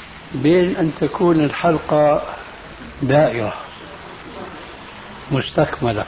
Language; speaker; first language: Arabic; native; Arabic